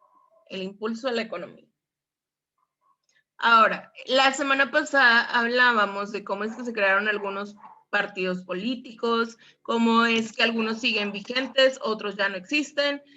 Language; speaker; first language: Spanish; native; Spanish